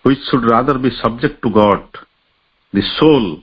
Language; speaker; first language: English; non-native, local second language; Odia